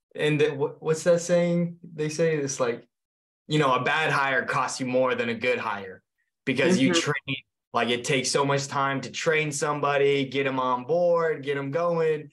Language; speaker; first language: English; native; English